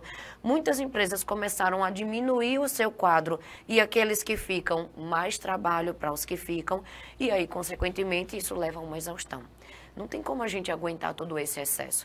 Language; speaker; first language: Portuguese; native; Portuguese